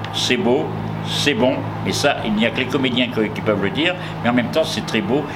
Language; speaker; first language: French; native; French